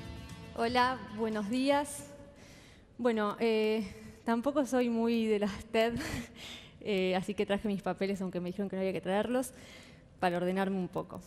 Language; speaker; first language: Spanish; native; Spanish